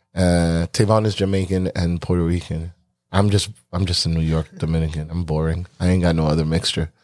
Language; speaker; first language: English; native; English